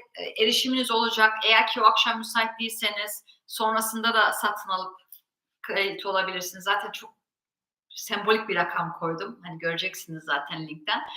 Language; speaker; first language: Turkish; early bilingual, heritage; Turkish